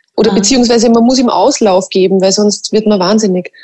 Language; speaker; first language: German; native; German